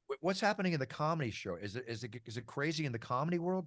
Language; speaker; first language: English; native; English